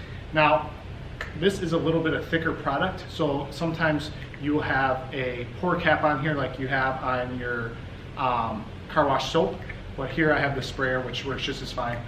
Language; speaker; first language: English; native; English